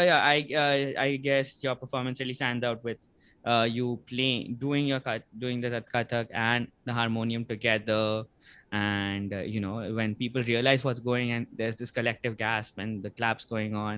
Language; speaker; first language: English; non-native, local second language; Bangla